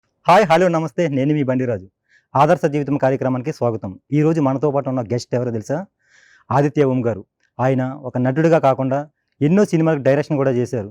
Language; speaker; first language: Telugu; native; Telugu